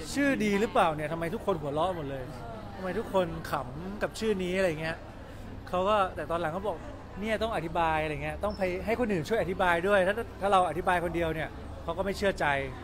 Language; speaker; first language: Thai; native; Thai